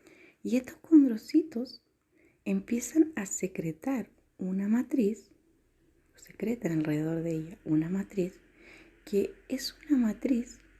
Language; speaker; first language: Spanish; native; Spanish